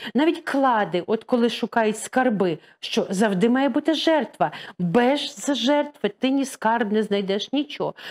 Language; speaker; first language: Ukrainian; native; Ukrainian